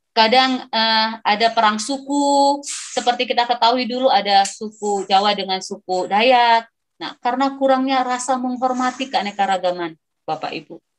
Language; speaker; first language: Indonesian; non-native, local second language; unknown